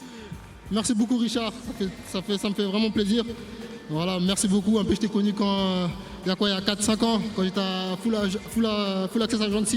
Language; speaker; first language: French; native; French